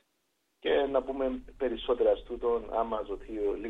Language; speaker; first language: Greek; native; Greek